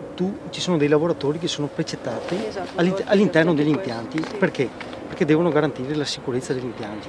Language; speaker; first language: Italian; native; Italian